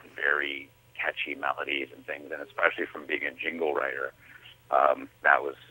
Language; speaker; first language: English; native; English